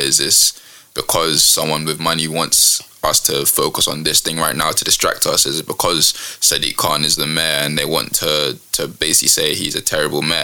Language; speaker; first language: English; native; English